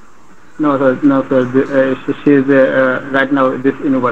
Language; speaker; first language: English; non-native, learner; Bangla